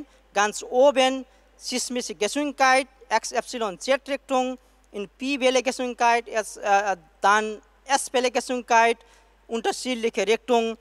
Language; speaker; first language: German; non-native, learner; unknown